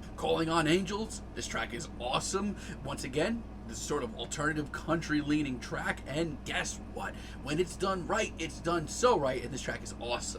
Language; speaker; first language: English; native; English